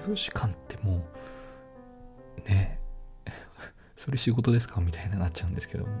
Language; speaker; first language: Japanese; native; Japanese